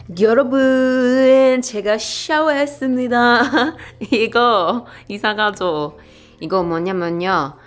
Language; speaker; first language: Korean; non-native, fluent; English